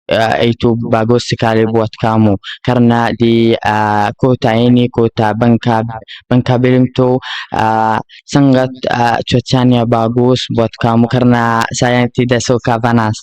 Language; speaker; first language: Indonesian; non-native, learner; Arabic